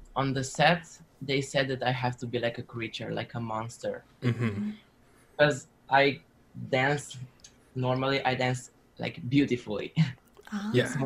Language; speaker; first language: English; non-native, learner; Slovenian